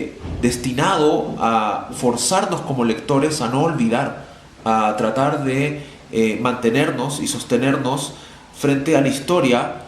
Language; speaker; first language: Spanish; native; Spanish